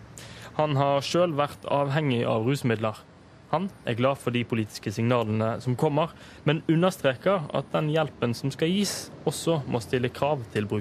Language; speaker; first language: Norwegian; native; Norwegian